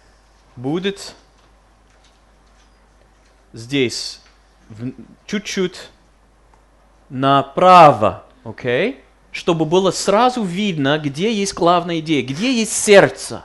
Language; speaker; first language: Russian; non-native, fluent; English